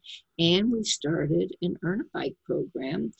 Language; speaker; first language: English; native; English